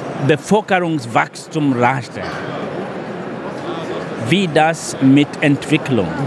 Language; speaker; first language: German; non-native, fluent; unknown